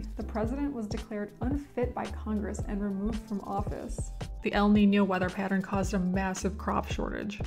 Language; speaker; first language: English; native; English